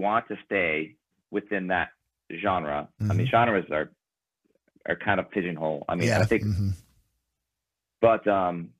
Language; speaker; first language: English; early bilingual, other home language; Ukrainian